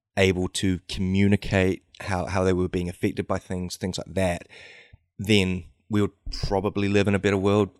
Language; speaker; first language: English; native; English